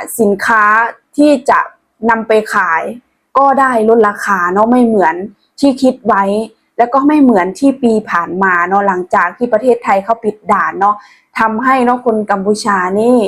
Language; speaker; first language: Thai; non-native, local second language; Northeastern Thai